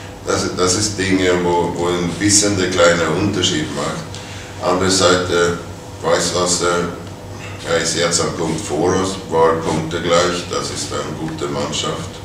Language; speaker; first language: German; non-native, fluent; Swedish